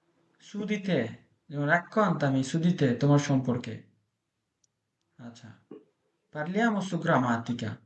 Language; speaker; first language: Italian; non-native, learner; Bangla